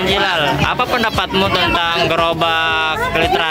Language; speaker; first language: Indonesian; native; Indonesian